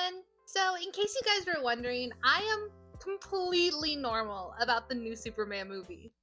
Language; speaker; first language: English; native; English